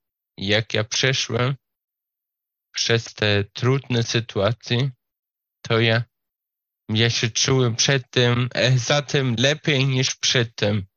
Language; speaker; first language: Polish; non-native, fluent; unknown